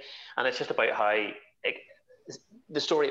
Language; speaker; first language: English; native; English